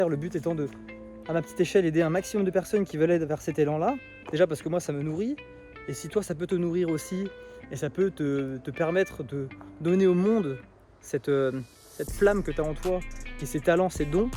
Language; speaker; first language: French; native; French